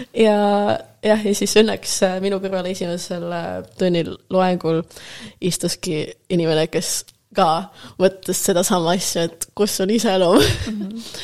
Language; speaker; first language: Estonian; non-native, local second language; Russian